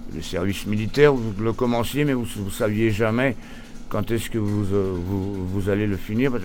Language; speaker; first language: French; early bilingual, other home language; Portuguese